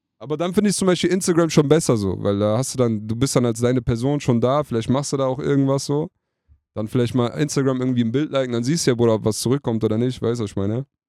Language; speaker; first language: German; early bilingual, other home language; Turkish